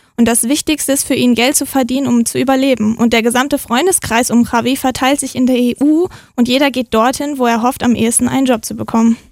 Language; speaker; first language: German; native; German